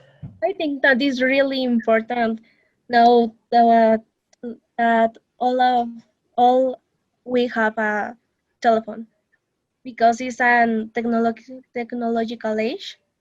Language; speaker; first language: English; non-native, learner; Spanish